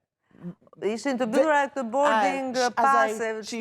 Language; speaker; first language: Albanian; native; Albanian